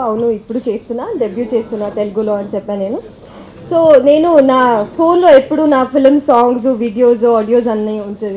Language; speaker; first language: Telugu; non-native, fluent; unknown